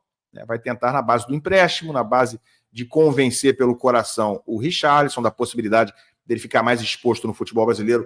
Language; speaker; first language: Portuguese; native; Portuguese